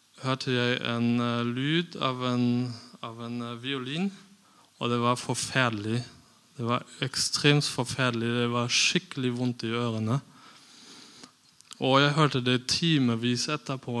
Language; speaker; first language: Norwegian; non-native, fluent; German